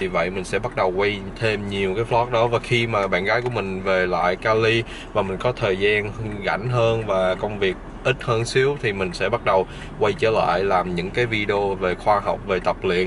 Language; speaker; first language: Vietnamese; early bilingual, other home language; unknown